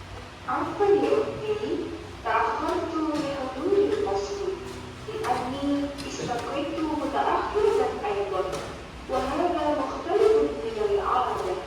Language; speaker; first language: Arabic; non-native, learner; Indonesian